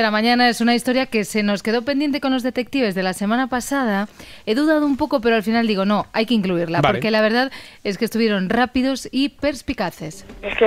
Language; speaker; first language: Spanish; native; Spanish